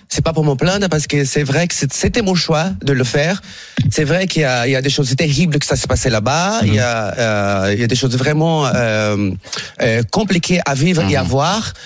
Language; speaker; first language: French; non-native, fluent; Portuguese